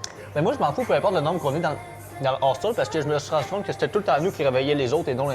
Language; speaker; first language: French; native; French